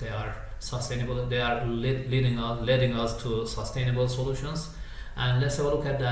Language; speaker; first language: English; non-native, fluent; Turkish